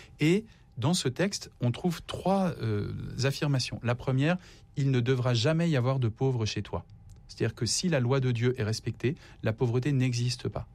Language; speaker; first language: French; native; French